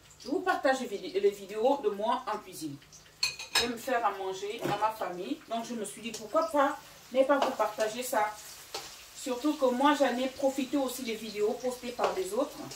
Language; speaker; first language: French; non-native, local second language; Fang